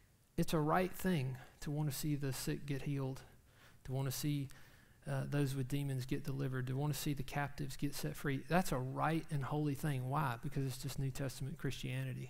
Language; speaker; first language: English; native; English